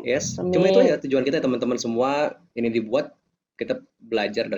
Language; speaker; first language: Indonesian; native; Indonesian